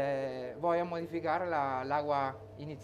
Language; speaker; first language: Spanish; non-native, learner; Italian